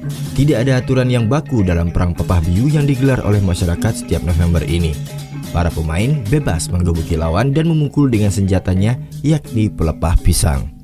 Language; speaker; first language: Indonesian; native; Indonesian